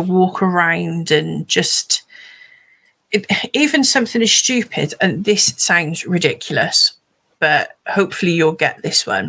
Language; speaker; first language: English; native; English